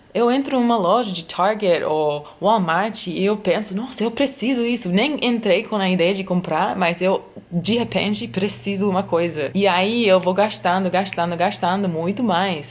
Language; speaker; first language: Portuguese; non-native, fluent; English